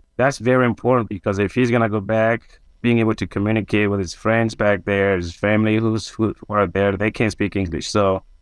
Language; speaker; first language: English; non-native, fluent; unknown